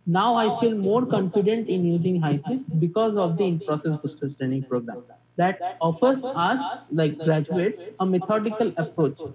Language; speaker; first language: English; non-native, local second language; Bangla